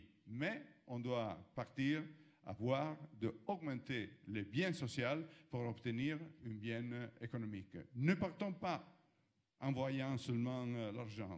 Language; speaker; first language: French; non-native, fluent; Italian